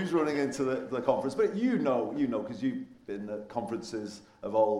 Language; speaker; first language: English; native; English